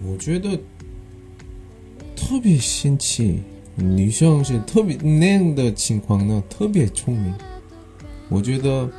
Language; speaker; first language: Chinese; non-native, learner; Korean